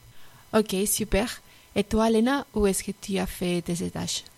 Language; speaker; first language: French; non-native, fluent; Spanish